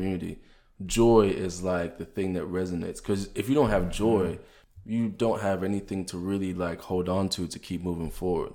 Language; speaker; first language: English; native; English